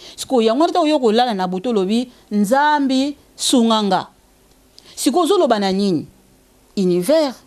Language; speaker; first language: Lingala; non-native, local second language; Kongo